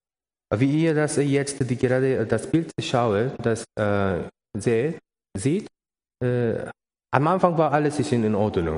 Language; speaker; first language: German; non-native, learner; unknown